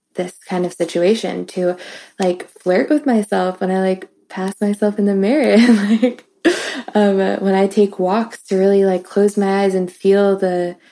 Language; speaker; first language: English; native; English